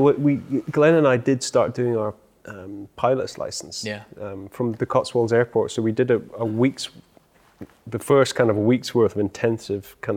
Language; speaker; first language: English; native; English